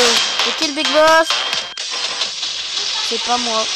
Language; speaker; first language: French; native; French